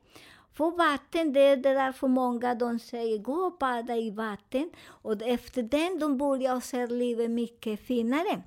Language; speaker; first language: Swedish; non-native, fluent; Spanish